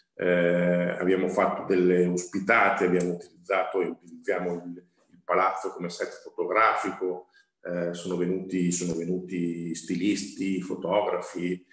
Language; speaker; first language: Italian; native; Italian